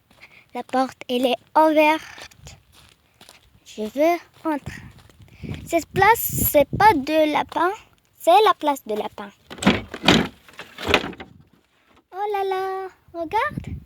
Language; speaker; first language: French; non-native, learner; Arabic